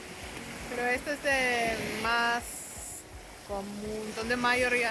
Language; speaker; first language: Spanish; non-native, learner; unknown